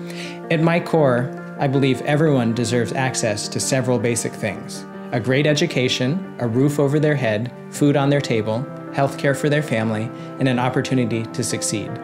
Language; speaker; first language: English; native; English